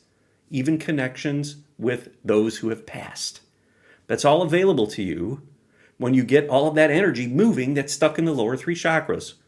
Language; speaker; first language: English; native; English